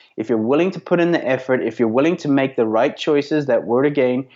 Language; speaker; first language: English; native; English